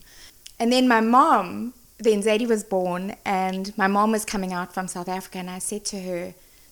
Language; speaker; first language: English; native; English